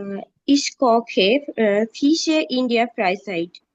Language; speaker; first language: German; non-native, learner; Bangla